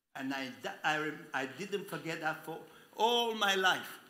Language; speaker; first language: English; non-native, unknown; Romanian